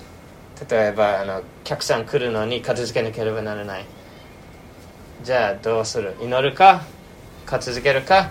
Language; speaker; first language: Japanese; non-native, fluent; English